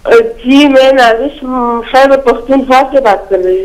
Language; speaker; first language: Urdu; non-native, local second language; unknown